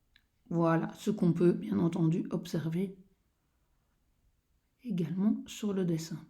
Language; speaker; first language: French; native; French